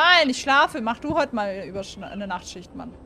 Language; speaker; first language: German; native; German